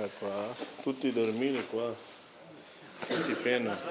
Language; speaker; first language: Italian; non-native, learner; Nepali